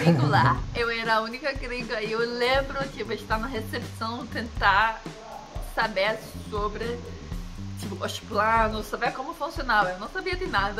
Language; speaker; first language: Portuguese; non-native, fluent; Danish